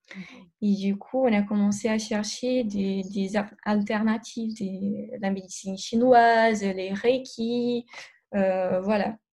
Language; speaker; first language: French; non-native, fluent; Portuguese